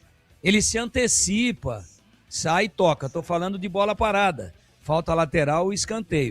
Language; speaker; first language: Portuguese; native; Portuguese